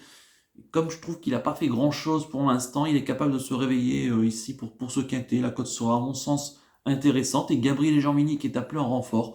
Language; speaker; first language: French; native; French